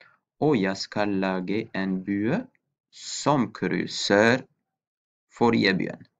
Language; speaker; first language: Norwegian; non-native, fluent; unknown